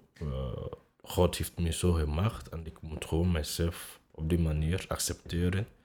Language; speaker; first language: Dutch; non-native, fluent; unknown